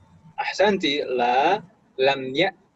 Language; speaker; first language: Arabic; non-native, fluent; Indonesian